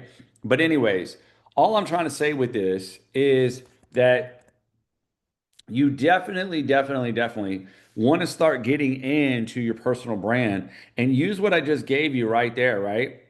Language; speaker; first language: English; native; English